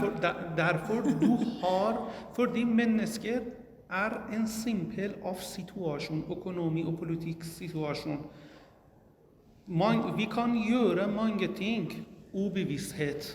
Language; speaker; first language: Norwegian; non-native, learner; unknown